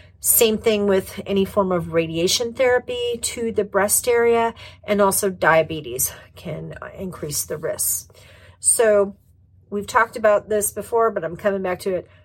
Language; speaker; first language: English; native; English